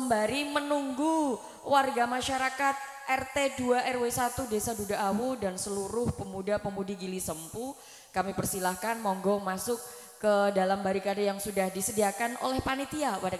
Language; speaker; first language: Indonesian; non-native, local second language; Javanese